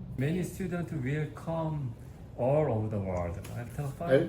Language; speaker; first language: English; non-native, learner; Korean